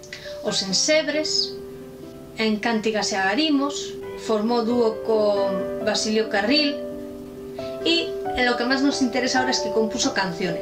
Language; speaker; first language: Spanish; native; Spanish